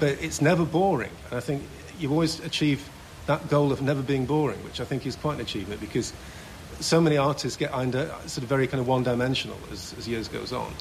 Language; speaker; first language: English; native; English